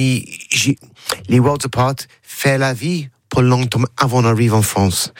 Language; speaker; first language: French; non-native, learner; English